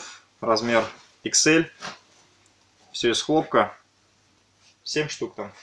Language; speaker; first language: Russian; native; Russian